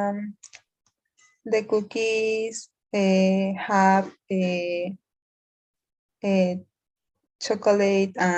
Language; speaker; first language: English; non-native, learner; Spanish